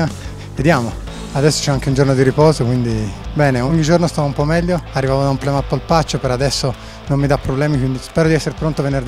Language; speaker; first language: Italian; native; Italian